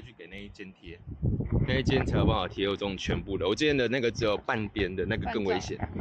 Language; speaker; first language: Chinese; native; Chinese